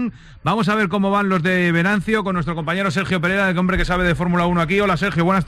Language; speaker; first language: Spanish; native; Spanish